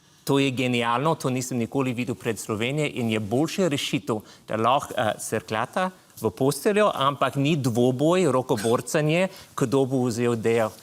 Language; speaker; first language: Slovenian; non-native, fluent; English